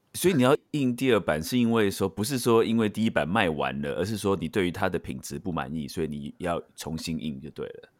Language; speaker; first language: Chinese; native; Chinese